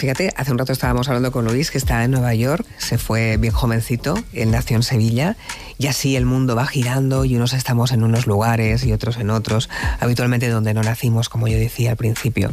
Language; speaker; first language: Spanish; native; Spanish